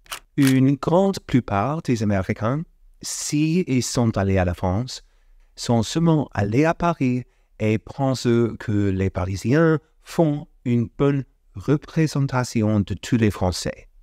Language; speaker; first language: French; non-native, fluent; English